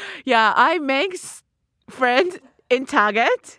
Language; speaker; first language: English; non-native, learner; Japanese